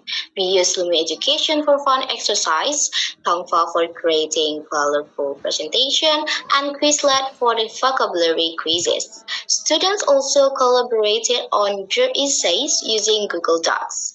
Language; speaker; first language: English; non-native, fluent; Indonesian